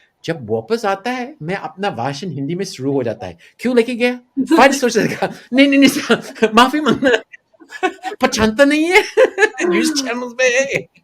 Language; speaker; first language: Hindi; non-native, fluent; English